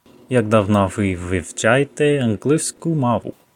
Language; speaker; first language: Ukrainian; non-native, learner; English